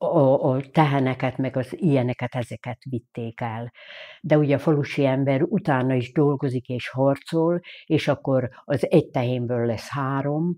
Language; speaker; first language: Hungarian; native; Hungarian